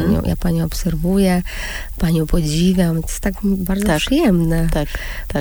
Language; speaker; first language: Polish; non-native, fluent; Russian